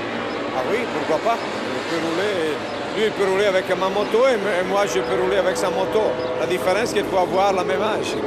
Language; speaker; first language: French; non-native, learner; Italian